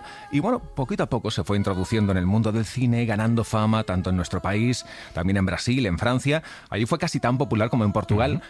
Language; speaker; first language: Spanish; native; Spanish